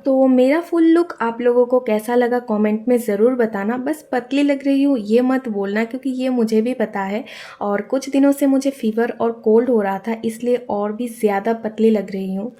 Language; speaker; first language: Hindi; non-native, local second language; Bangla